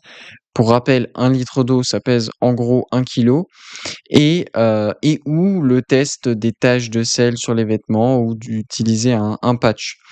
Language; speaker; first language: French; native; French